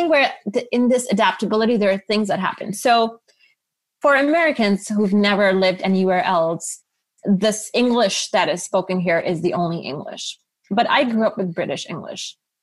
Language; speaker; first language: English; non-native, local second language; Urdu